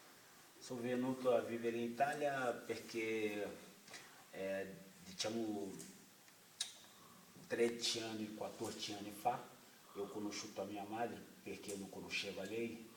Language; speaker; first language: Italian; non-native, learner; Portuguese